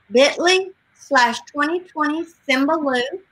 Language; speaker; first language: English; native; English